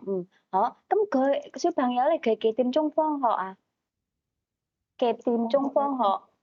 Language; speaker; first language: Cantonese; native; Cantonese